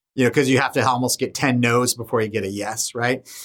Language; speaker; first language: English; native; English